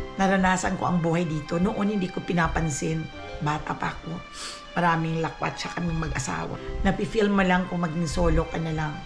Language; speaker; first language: Filipino; non-native, local second language; Cebuano